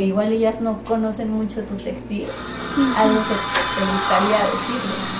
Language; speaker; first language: Spanish; native; Spanish